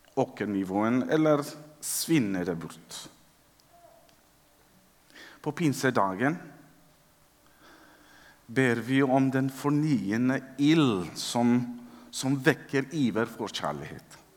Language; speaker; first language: Norwegian; non-native, fluent; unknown